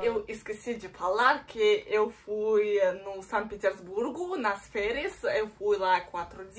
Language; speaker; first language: Portuguese; non-native, learner; Russian